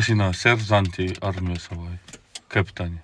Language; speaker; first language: Finnish; non-native, learner; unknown